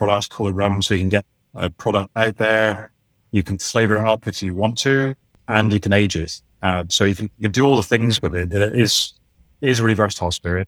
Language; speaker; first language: English; native; English